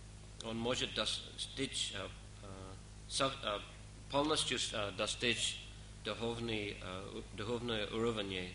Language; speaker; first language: Russian; non-native, fluent; English